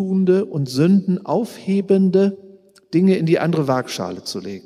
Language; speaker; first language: German; native; German